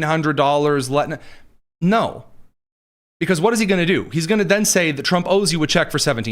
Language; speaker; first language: English; native; English